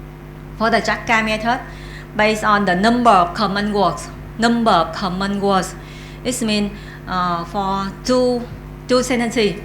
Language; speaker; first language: English; non-native, learner; Vietnamese